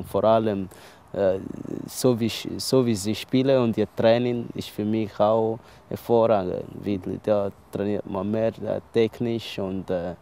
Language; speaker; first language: German; early bilingual, other home language; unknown